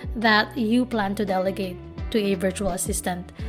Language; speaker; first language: English; non-native, local second language; Filipino